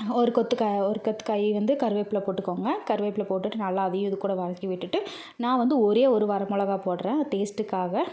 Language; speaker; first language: Tamil; native; Tamil